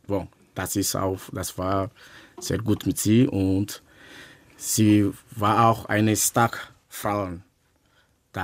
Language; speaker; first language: German; non-native, learner; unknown